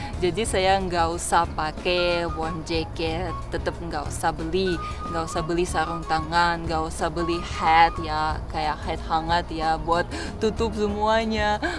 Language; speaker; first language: Indonesian; non-native, fluent; Russian